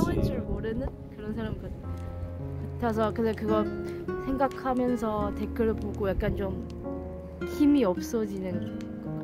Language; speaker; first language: Korean; non-native, learner; Chinese